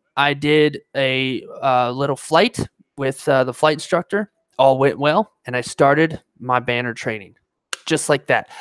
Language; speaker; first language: English; native; English